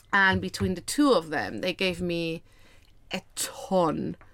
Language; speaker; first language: English; non-native, fluent; Spanish